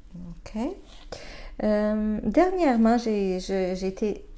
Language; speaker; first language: French; native; French